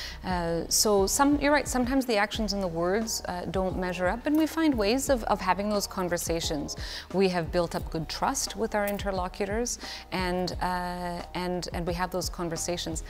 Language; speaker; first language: English; early bilingual, other home language; Ukrainian